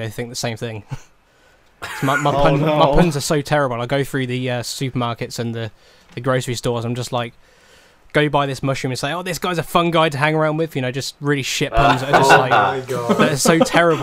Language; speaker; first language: English; native; English